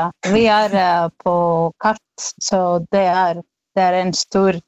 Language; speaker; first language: Norwegian; non-native, fluent; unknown